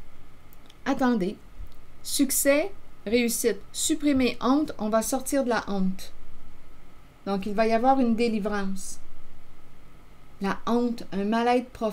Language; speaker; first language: French; native; French